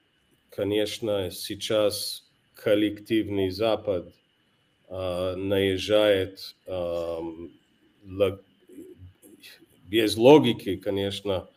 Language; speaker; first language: Russian; non-native, fluent; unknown